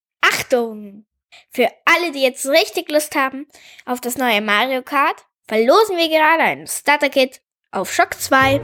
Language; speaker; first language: German; native; German